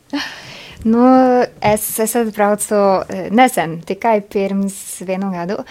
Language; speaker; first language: Latvian; non-native, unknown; Polish